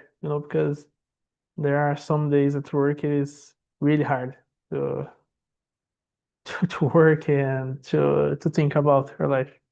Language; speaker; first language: English; non-native, learner; Portuguese